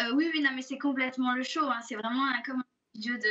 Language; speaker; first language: French; native; French